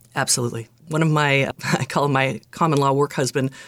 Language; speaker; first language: English; native; English